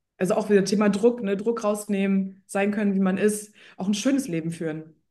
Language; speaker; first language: German; early bilingual, other home language; Polish